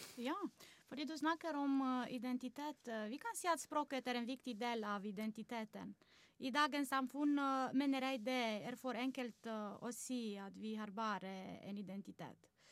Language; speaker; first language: Norwegian; non-native, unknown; Romanian